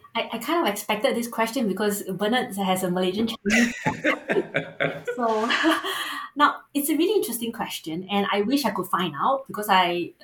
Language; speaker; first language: English; native; English